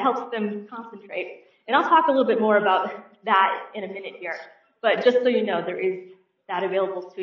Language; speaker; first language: English; native; English